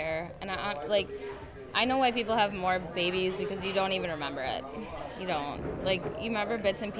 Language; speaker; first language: English; native; English